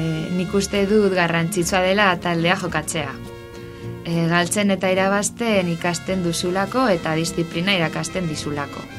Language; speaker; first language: Basque; non-native, learner; Spanish